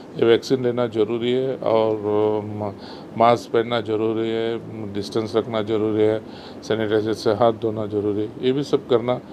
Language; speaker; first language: Hindi; non-native, local second language; Marathi